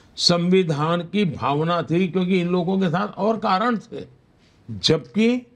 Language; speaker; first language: Hindi; non-native, local second language; Gujarati